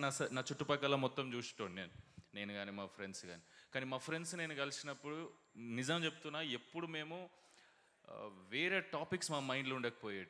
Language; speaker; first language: Telugu; native; Telugu